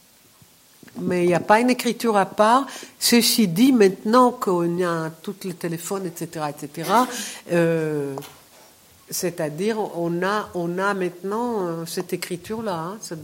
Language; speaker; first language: French; non-native, fluent; Hebrew